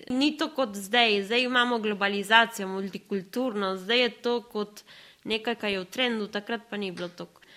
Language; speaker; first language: Slovenian; early bilingual, other home language; Spanish